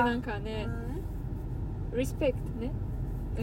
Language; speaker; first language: Japanese; non-native, learner; Italian